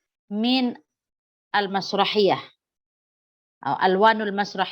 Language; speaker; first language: Arabic; non-native, fluent; Indonesian